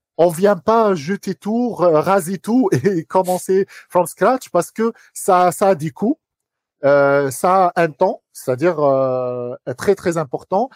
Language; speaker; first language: French; non-native, local second language; Arabic